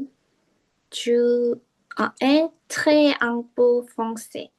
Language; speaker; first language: French; non-native, learner; Korean